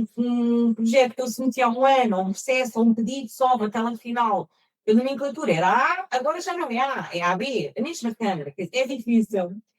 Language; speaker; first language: Portuguese; early bilingual, heritage; Portuguese